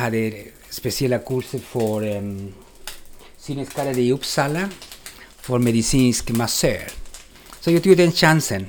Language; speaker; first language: Swedish; non-native, fluent; Spanish